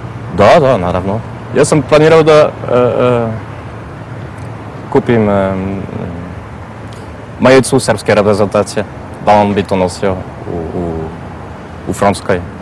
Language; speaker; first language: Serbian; non-native, fluent; French